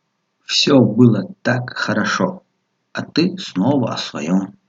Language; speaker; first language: Russian; non-native, local second language; Tajik